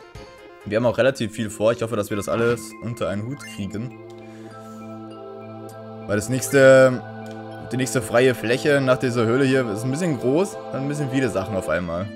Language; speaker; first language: German; native; German